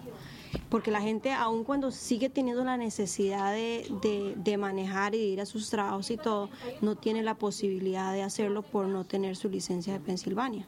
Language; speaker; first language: Spanish; native; Spanish